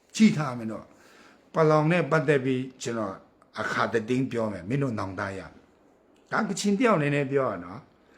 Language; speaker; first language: Burmese; non-native, local second language; Kachin